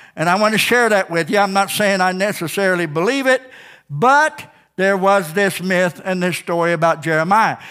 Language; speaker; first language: English; native; English